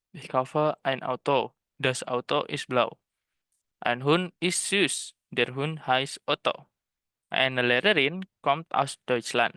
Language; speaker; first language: German; non-native, fluent; Indonesian